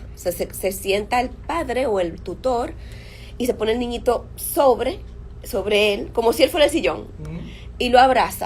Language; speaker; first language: Spanish; native; Spanish